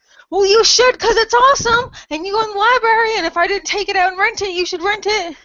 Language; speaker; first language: English; native; English